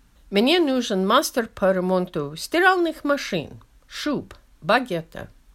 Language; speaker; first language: Russian; non-native, fluent; English